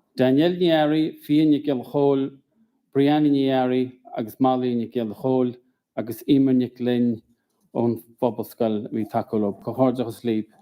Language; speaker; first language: Irish; native; Irish